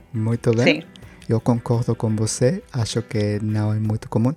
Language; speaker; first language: Portuguese; non-native, learner; Spanish